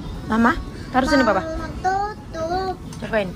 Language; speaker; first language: Indonesian; non-native, local second language; Javanese